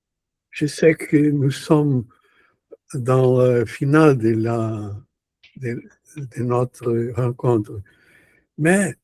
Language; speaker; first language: French; non-native, learner; Portuguese